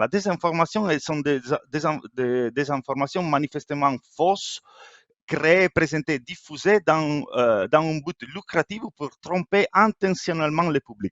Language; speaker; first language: French; non-native, fluent; Italian